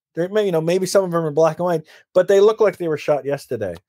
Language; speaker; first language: English; native; English